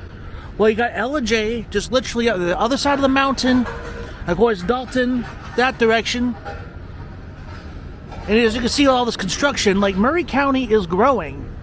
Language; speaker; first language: English; native; English